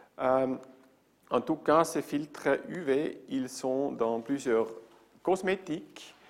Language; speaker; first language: French; non-native, local second language; German